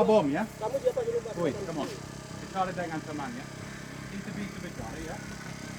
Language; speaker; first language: Indonesian; non-native, learner; English